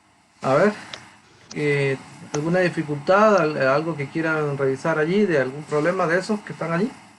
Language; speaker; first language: Spanish; native; Spanish